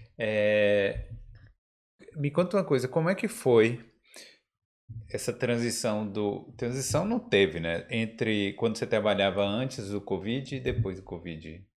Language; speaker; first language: Portuguese; native; Portuguese